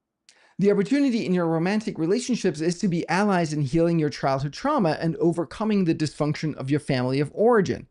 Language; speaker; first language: English; non-native, fluent; Danish